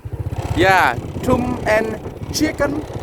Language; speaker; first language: English; non-native, learner; Vietnamese